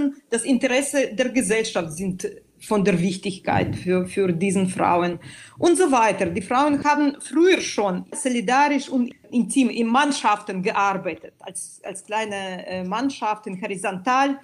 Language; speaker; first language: German; non-native, fluent; Russian